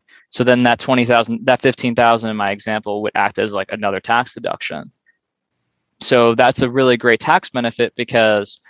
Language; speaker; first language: English; native; English